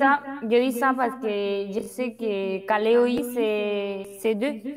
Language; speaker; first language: French; non-native, fluent; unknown